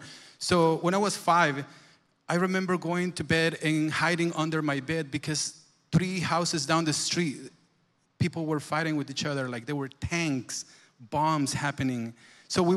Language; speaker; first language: English; non-native, fluent; Spanish